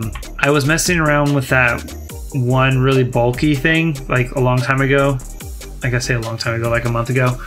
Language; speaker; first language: English; native; English